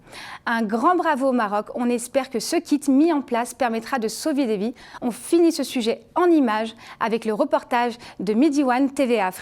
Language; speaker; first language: French; native; French